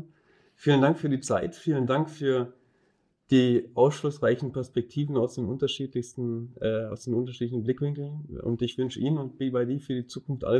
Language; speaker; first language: German; native; German